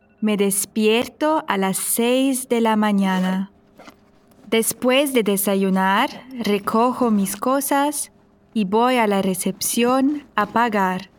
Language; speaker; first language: Spanish; non-native, fluent; German